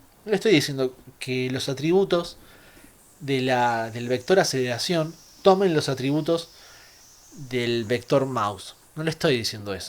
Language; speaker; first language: Spanish; native; Spanish